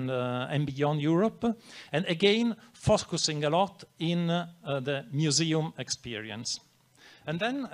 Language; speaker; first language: English; non-native, fluent; Italian